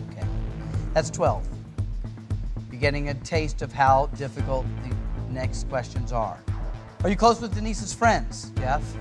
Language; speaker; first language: English; native; English